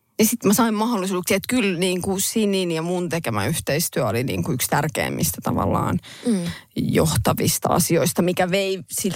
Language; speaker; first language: Finnish; native; Finnish